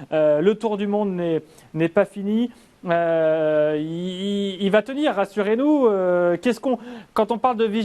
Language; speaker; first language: French; native; French